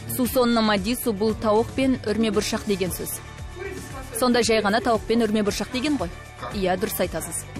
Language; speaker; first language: Kazakh; non-native, local second language; Russian